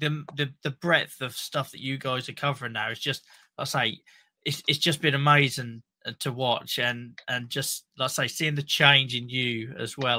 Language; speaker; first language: English; native; English